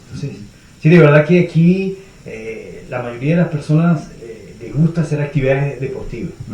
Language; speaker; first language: Spanish; native; Spanish